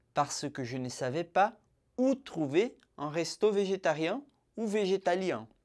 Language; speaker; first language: French; non-native, fluent; Portuguese